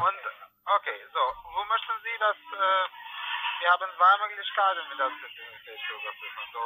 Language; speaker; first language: German; non-native, fluent; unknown